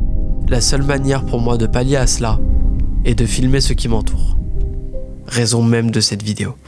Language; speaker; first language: French; native; French